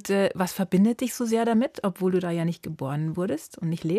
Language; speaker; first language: German; native; German